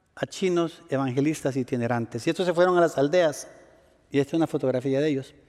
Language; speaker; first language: Spanish; native; Spanish